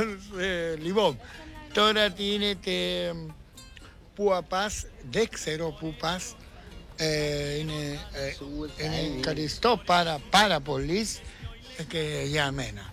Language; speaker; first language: Greek; non-native, learner; Spanish